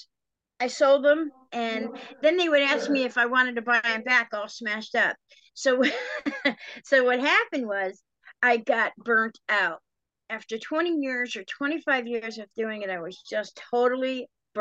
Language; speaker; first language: English; native; English